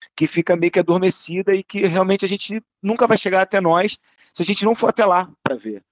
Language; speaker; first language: Portuguese; native; Portuguese